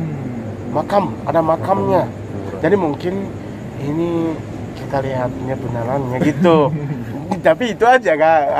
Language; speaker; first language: Indonesian; non-native, learner; Japanese